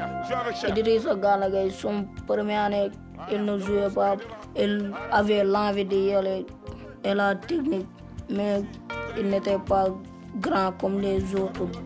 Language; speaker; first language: French; non-native, learner; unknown